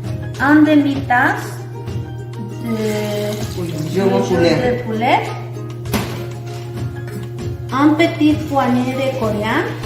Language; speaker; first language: French; non-native, learner; Spanish